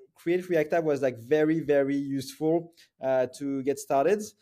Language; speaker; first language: English; non-native, fluent; French